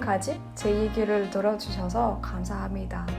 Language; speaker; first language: Korean; non-native, fluent; French